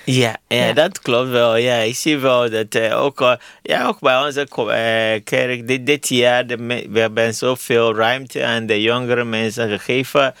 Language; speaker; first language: Dutch; non-native, learner; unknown